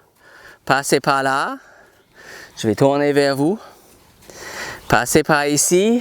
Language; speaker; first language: French; non-native, fluent; English